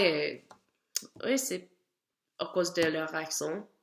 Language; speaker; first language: French; non-native, learner; English